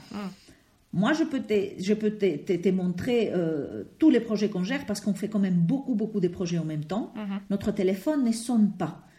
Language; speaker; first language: French; non-native, fluent; Spanish